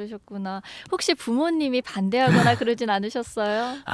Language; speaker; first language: Korean; native; Korean